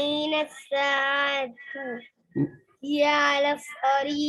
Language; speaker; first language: Arabic; non-native, learner; Urdu